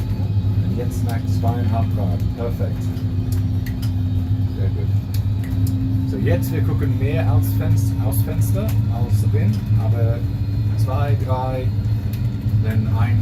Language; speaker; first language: German; non-native, learner; English